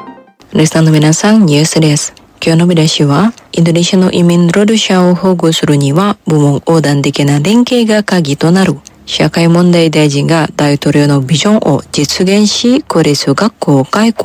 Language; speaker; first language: Japanese; non-native, fluent; Indonesian